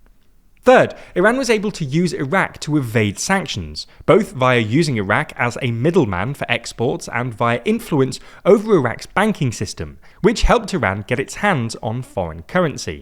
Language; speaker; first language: English; native; English